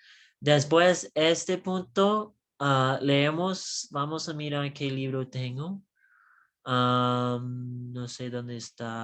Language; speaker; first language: Spanish; non-native, learner; English